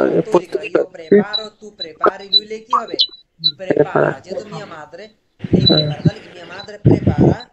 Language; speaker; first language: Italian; non-native, fluent; Bangla